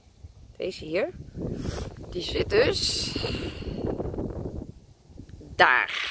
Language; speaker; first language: Dutch; native; Dutch